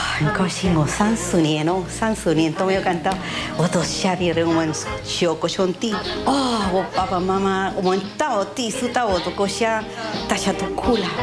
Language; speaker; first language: Chinese; non-native, learner; Spanish